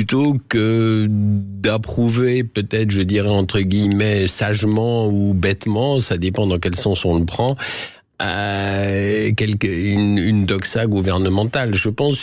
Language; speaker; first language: French; native; French